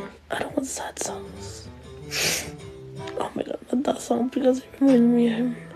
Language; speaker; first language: English; early bilingual, other home language; Spanish